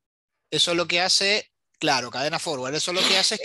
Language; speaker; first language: Spanish; native; Spanish